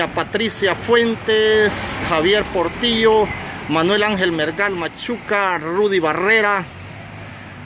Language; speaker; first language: Spanish; native; Spanish